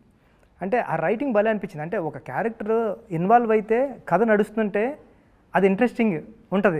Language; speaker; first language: Telugu; native; Telugu